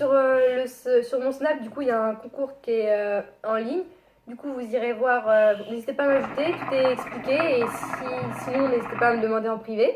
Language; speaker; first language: French; native; French